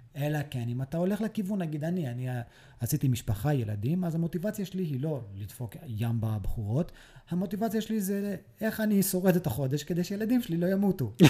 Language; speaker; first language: Hebrew; early bilingual, other home language; English